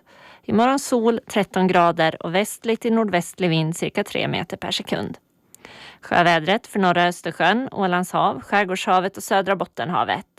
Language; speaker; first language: Swedish; native; Swedish